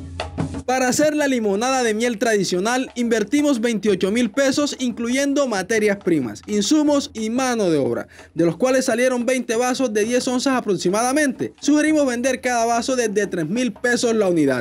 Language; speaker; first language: Spanish; native; Spanish